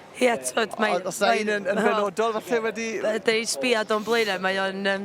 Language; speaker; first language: Welsh; native; Welsh